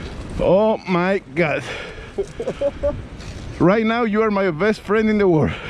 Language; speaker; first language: English; non-native, learner; Spanish